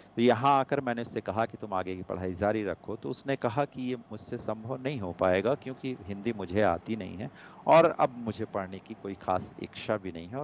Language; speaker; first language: Hindi; non-native, local second language; Gujarati